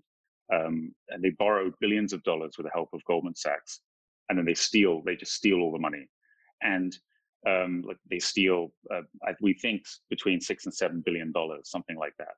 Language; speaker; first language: English; native; English